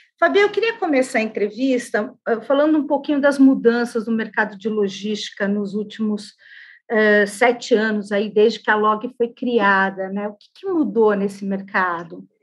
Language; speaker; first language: Portuguese; native; Portuguese